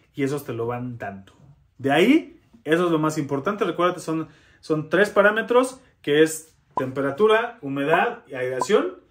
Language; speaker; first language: Spanish; native; Spanish